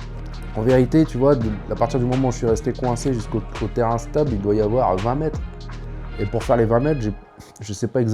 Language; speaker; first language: French; native; French